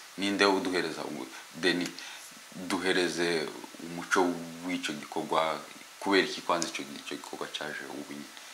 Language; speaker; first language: Kinyarwanda; native; Kinyarwanda